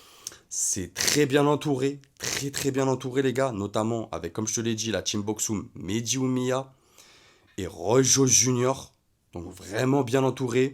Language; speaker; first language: French; native; French